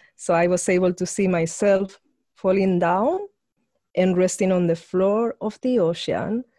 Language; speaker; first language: English; non-native, fluent; Spanish